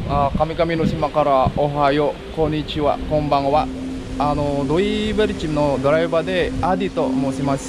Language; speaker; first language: Japanese; non-native, fluent; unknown